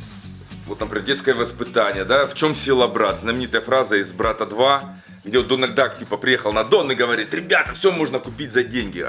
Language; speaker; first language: Russian; native; Russian